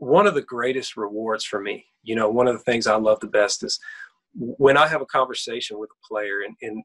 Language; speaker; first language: English; native; English